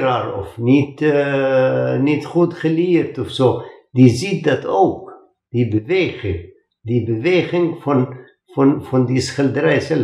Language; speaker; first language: Dutch; non-native, fluent; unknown